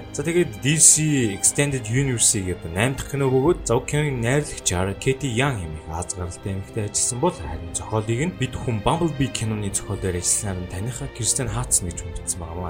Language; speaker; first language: Mongolian; native; Mongolian